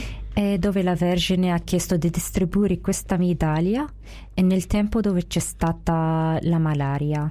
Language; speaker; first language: Italian; non-native, fluent; Arabic